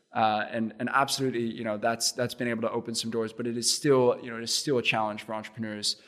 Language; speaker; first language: English; native; English